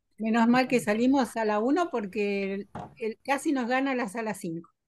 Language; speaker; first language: Spanish; native; Spanish